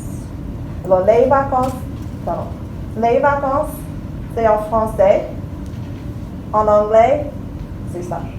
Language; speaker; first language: French; non-native, fluent; English